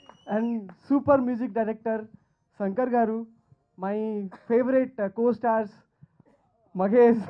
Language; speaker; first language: Telugu; non-native, learner; Odia